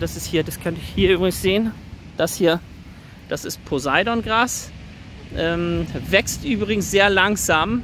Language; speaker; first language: German; native; German